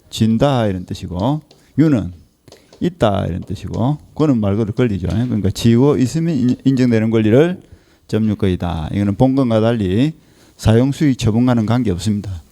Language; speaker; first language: Korean; native; Korean